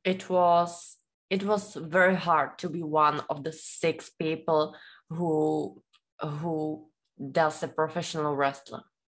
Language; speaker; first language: English; non-native, learner; Czech